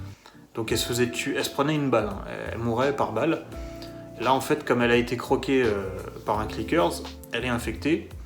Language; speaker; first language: French; native; French